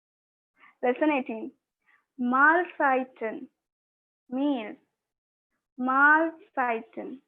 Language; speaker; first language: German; non-native, learner; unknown